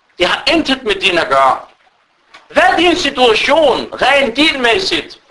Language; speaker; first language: Danish; early bilingual, other home language; Arabic